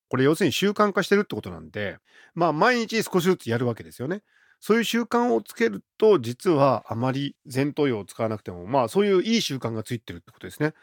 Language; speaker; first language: Japanese; native; Japanese